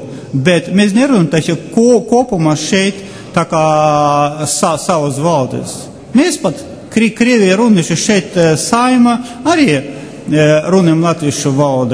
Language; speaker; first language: Latvian; non-native, local second language; Russian